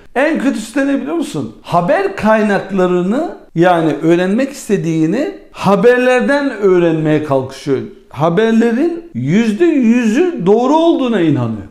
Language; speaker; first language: Turkish; early bilingual, heritage; Turkish